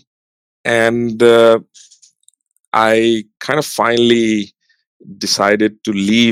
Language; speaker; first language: English; non-native, local second language; Hindi